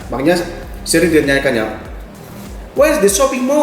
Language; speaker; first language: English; non-native, fluent; Indonesian